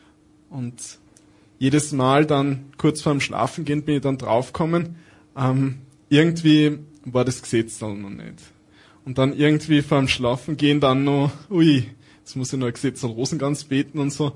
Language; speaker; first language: German; native; German